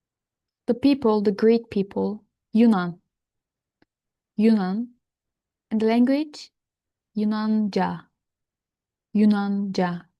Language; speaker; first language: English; non-native, fluent; Turkish